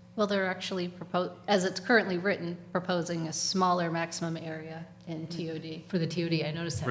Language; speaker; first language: English; native; English